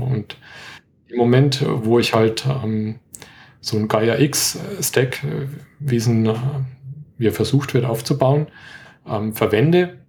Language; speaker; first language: German; native; German